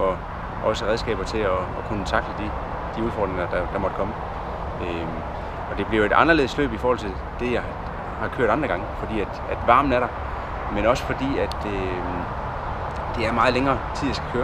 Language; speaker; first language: Danish; native; Danish